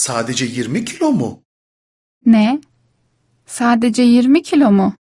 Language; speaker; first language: Turkish; non-native, fluent; Persian